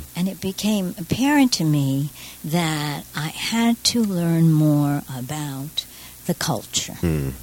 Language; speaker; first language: English; native; English